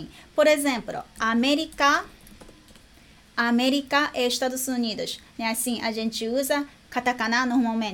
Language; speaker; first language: Portuguese; non-native, learner; Japanese